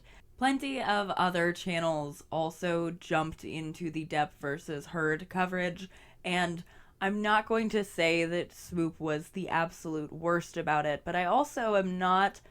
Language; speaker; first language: English; native; English